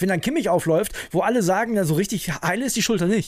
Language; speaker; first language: German; native; German